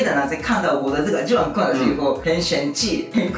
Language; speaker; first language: Chinese; non-native, learner; Japanese